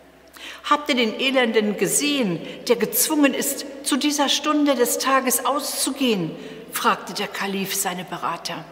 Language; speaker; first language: German; native; German